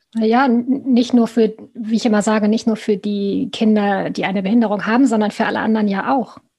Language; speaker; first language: German; native; German